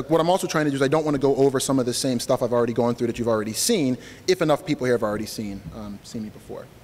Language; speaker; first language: English; native; English